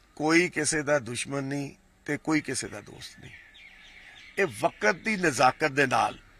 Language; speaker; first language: Punjabi; native; Punjabi